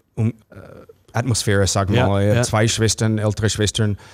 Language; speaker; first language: German; non-native, fluent; English